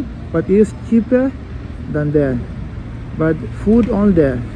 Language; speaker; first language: English; non-native, learner; Portuguese